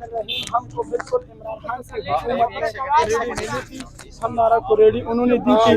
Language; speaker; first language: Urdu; non-native, local second language; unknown